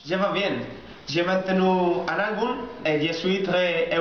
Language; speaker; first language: French; non-native, learner; Spanish